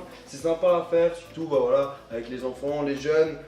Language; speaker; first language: French; native; French